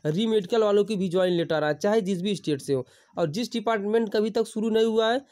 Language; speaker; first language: Hindi; native; Hindi